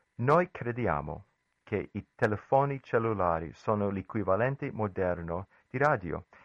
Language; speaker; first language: Italian; non-native, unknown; English